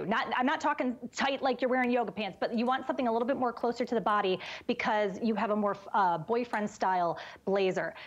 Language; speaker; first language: English; native; English